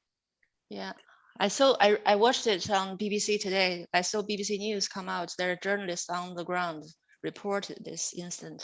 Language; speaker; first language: English; non-native, fluent; Chinese